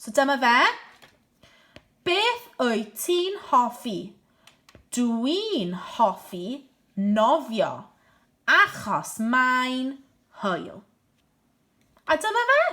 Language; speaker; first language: Welsh; non-native, local second language; English